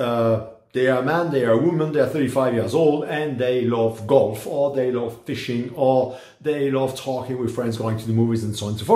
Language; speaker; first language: English; non-native, fluent; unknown